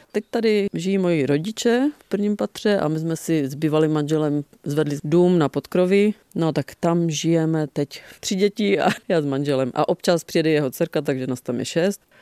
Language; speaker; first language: Czech; native; Czech